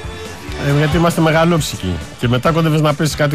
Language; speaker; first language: Greek; native; Greek